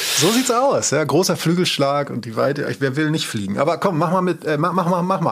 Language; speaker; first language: German; native; German